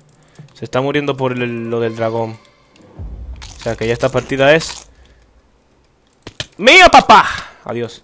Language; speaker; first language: Spanish; native; Spanish